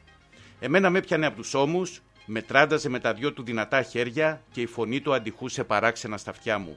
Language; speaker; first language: Greek; native; Greek